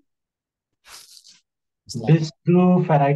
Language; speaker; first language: German; non-native, learner; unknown